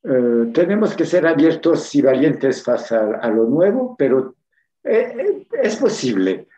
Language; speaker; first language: Spanish; non-native, fluent; French